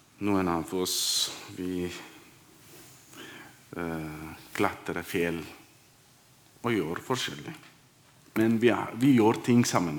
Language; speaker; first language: Norwegian; non-native, fluent; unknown